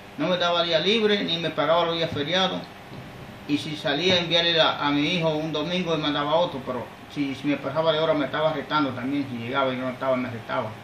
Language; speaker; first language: Spanish; native; Spanish